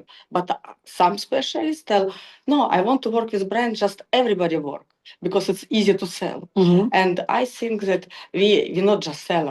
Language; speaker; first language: English; non-native, learner; Russian